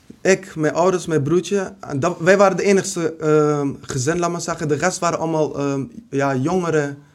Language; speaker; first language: Dutch; early bilingual, other home language; Kurdish